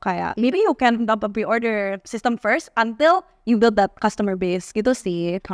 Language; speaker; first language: English; non-native, fluent; Indonesian